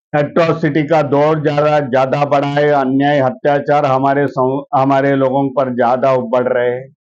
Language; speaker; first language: Hindi; non-native, local second language; Marathi